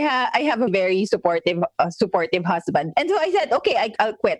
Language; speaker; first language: English; non-native, local second language; Filipino